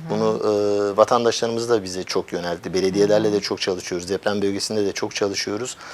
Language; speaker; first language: Turkish; early bilingual, heritage; Turkish